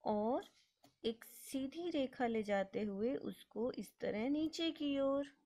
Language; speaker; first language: Hindi; native; Hindi